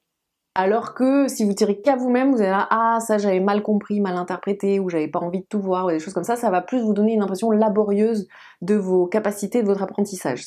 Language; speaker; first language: French; native; French